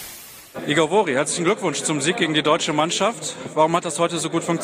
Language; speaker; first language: German; native; German